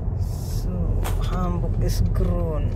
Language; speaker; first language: German; non-native, learner; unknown